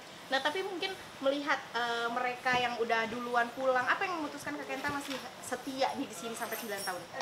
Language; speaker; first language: Indonesian; native; Indonesian